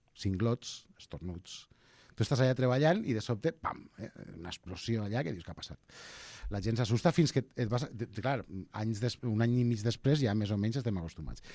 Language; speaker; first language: Catalan; native; Catalan